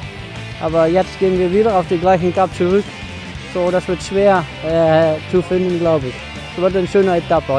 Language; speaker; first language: German; non-native, learner; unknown